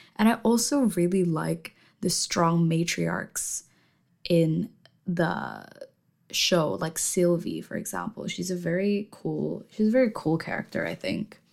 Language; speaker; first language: English; non-native, fluent; Indonesian